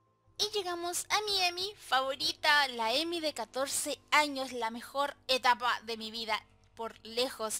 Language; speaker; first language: Spanish; native; Spanish